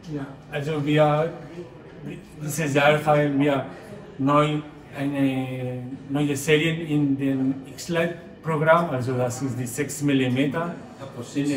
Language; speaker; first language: German; non-native, learner; Spanish